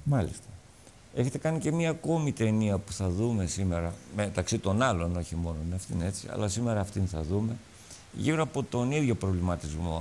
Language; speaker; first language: Greek; native; Greek